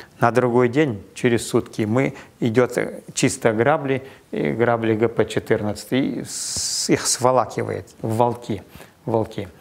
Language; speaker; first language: Russian; non-native, local second language; Kazakh